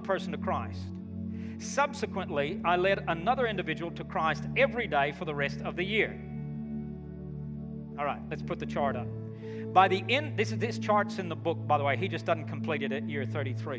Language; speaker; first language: English; native; English